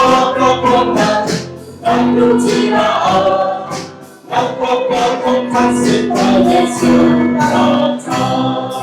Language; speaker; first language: Thai; native; Thai